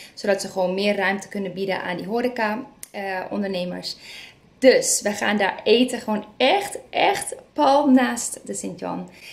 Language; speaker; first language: Dutch; non-native, fluent; Spanish